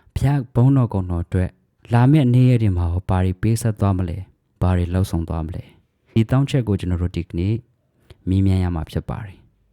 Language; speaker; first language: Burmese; native; Burmese